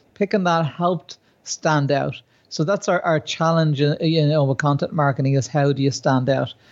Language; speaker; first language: English; native; English